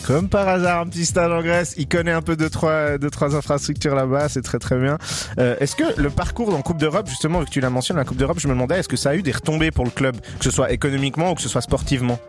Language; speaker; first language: French; native; French